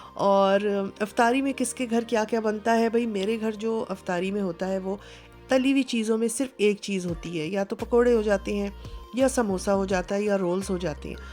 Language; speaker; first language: Urdu; native; Urdu